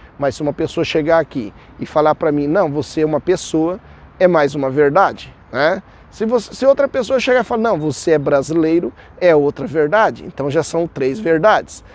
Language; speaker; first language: Portuguese; native; Portuguese